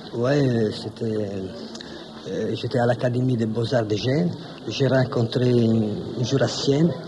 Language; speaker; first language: French; non-native, fluent; Italian